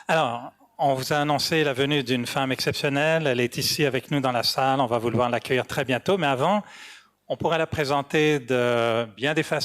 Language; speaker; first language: French; native; French